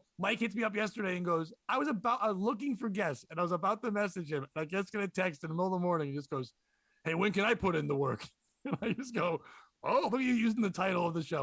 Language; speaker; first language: English; native; English